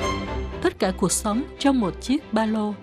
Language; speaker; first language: Vietnamese; native; Vietnamese